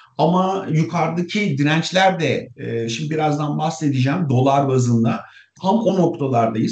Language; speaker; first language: Turkish; native; Turkish